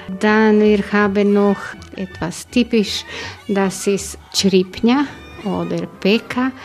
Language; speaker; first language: German; non-native, learner; Croatian